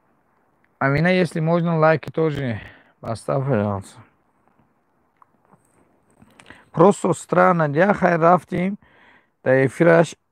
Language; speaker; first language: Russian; non-native, learner; Tajik